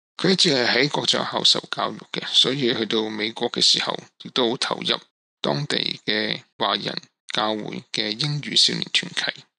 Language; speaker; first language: Cantonese; non-native, local second language; Min Nan Chinese